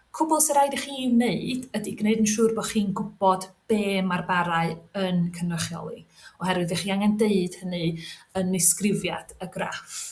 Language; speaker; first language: Welsh; native; Welsh